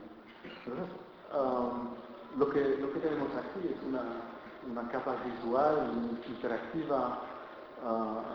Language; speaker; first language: Spanish; non-native, fluent; French